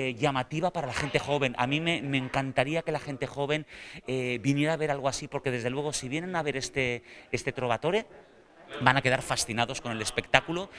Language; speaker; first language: Spanish; native; Spanish